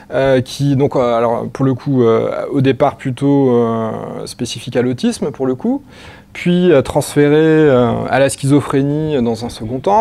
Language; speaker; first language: French; native; French